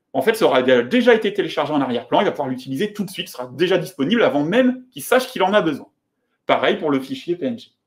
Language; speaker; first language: French; native; French